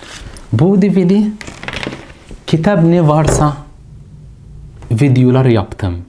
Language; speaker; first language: Turkish; non-native, fluent; Arabic